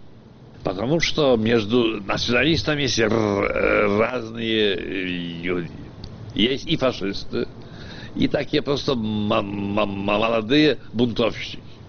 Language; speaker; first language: Russian; non-native, fluent; Polish